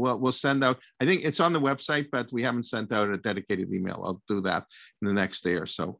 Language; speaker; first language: English; native; English